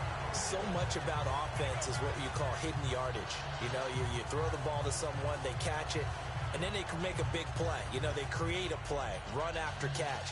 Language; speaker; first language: English; native; English